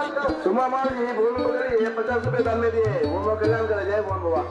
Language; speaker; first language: Hindi; non-native, local second language; Bangla